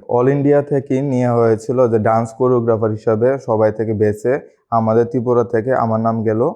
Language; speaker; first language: Bangla; native; Bangla